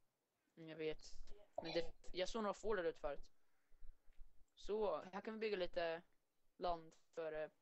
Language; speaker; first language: Swedish; native; Swedish